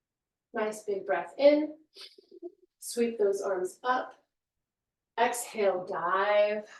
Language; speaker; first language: English; native; English